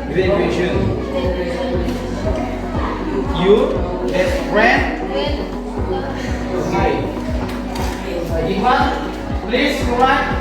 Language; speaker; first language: English; non-native, learner; Indonesian